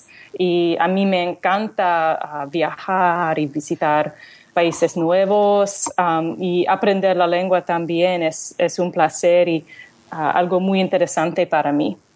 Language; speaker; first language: Spanish; non-native, learner; English